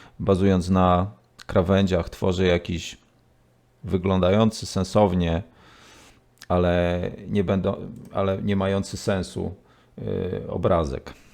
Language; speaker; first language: Polish; native; Polish